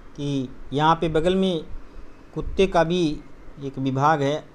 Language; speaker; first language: Hindi; non-native, local second language; Marathi